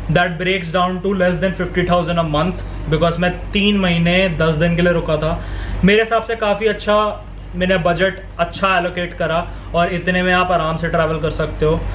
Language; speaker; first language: Hindi; native; Hindi